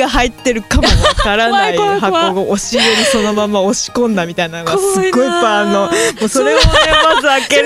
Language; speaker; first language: Japanese; native; Japanese